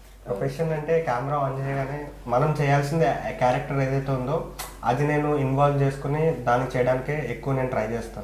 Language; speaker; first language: Telugu; native; Telugu